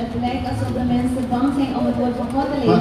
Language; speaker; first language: Dutch; non-native, fluent; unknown